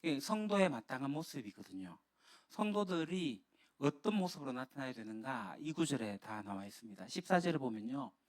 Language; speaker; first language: Korean; native; Korean